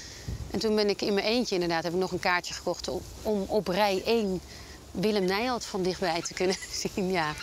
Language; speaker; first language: Dutch; native; Dutch